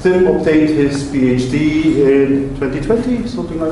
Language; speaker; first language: English; non-native, fluent; Dutch